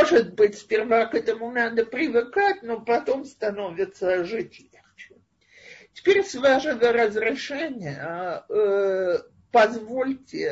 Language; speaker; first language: Russian; native; Russian